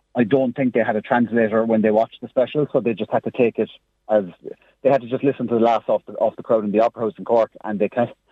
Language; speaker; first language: English; native; English